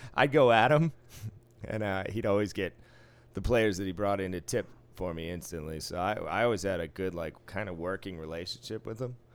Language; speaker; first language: English; native; English